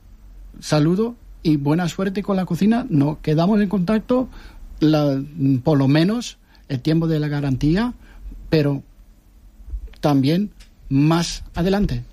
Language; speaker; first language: Spanish; non-native, fluent; Dutch